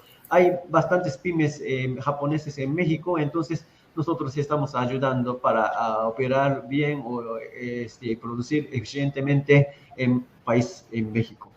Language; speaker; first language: Spanish; non-native, fluent; Japanese